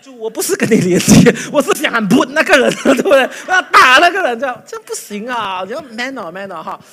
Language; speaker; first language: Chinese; native; Chinese